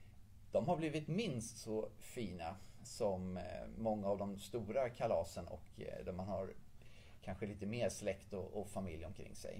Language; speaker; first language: Swedish; native; Swedish